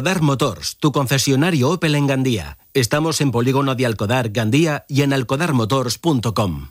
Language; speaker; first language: Spanish; native; Spanish